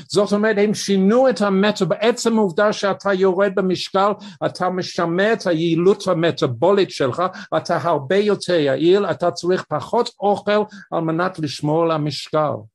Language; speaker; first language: Hebrew; non-native, fluent; English